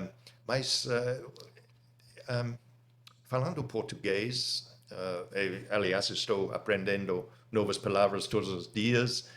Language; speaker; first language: Portuguese; non-native, fluent; English